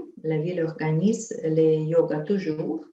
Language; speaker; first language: French; non-native, fluent; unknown